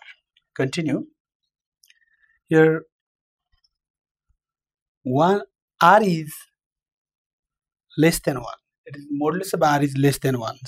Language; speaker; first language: English; non-native, local second language; Nepali